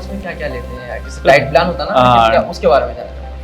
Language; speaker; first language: Hindi; native; Hindi